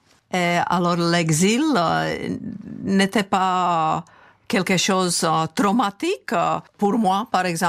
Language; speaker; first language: French; non-native, fluent; Czech